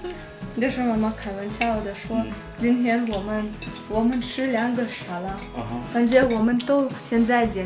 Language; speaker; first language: Chinese; non-native, fluent; Russian